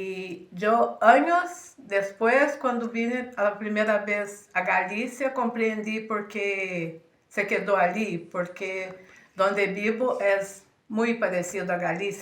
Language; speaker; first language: Spanish; early bilingual, heritage; Spanish